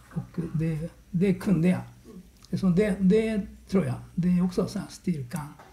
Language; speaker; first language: Swedish; non-native, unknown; Japanese